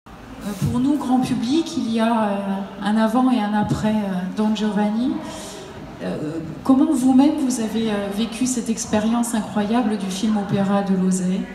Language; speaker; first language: French; native; French